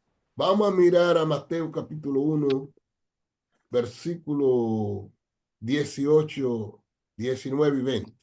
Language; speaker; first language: Spanish; non-native, fluent; English